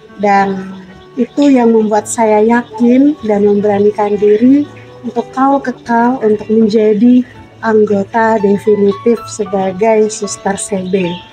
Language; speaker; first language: Indonesian; native; Indonesian